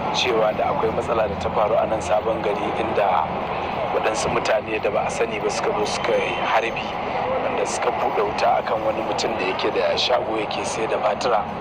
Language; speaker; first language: Hausa; native; Hausa